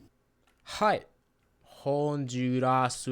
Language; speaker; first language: Japanese; non-native, learner; Spanish